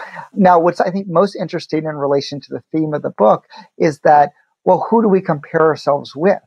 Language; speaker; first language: English; native; English